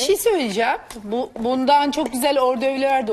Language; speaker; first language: Turkish; native; Turkish